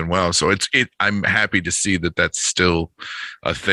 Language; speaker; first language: English; native; English